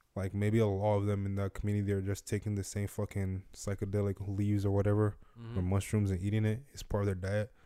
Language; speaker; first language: English; non-native, local second language; Yoruba